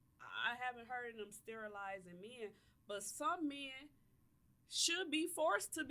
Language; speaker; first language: English; native; English